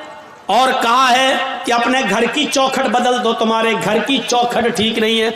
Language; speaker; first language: Urdu; native; Urdu